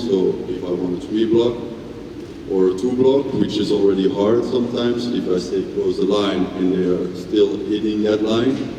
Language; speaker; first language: English; non-native, fluent; Dutch